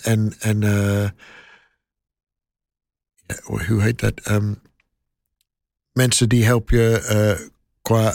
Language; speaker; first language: Dutch; non-native, learner; English